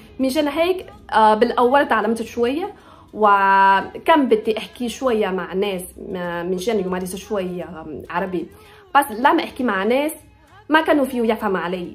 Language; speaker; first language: Arabic; non-native, fluent; Chinese